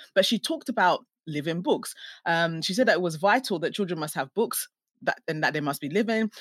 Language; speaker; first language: English; non-native, local second language; Akan